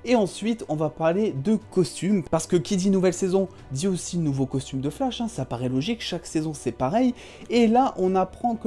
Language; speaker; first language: French; native; French